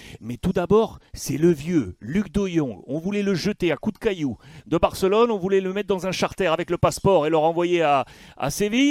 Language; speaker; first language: French; native; French